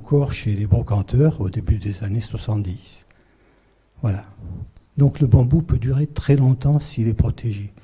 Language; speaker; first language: French; native; French